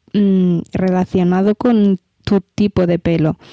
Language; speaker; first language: Spanish; early bilingual, other home language; Amharic